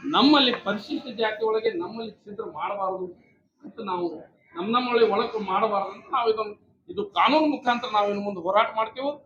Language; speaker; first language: Kannada; non-native, local second language; Lambadi